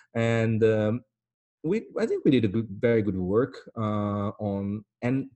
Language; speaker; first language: English; non-native, fluent; Italian